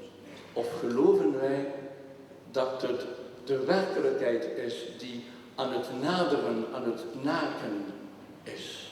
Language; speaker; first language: Dutch; non-native, local second language; French